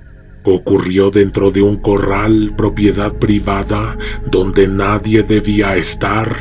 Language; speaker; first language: Spanish; native; Spanish